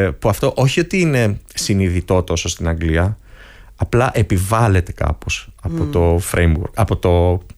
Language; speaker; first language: Greek; native; Greek